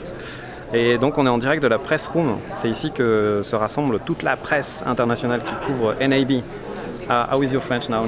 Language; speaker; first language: French; native; French